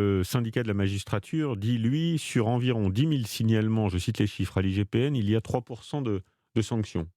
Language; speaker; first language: French; native; French